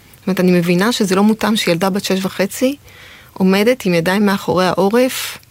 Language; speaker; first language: Hebrew; early bilingual, heritage; French